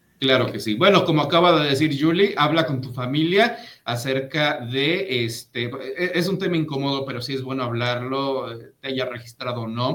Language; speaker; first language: Spanish; native; Spanish